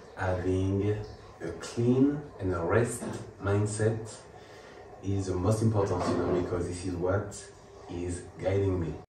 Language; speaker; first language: English; non-native, fluent; French